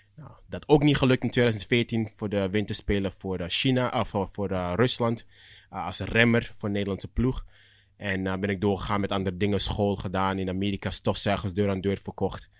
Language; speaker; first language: Dutch; early bilingual, other home language; Akan